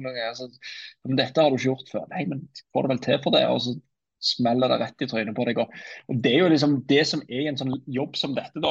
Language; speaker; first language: Norwegian; native; Norwegian